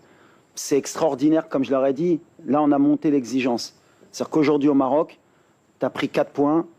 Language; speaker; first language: French; native; French